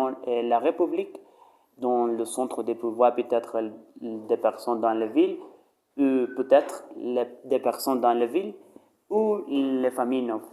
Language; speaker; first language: French; non-native, learner; Spanish